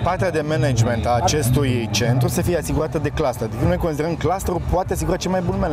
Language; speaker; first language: Romanian; native; Romanian